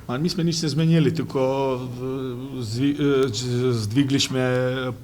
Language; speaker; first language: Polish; non-native, fluent; Serbian